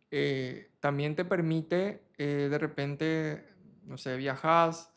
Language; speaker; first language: Spanish; native; Spanish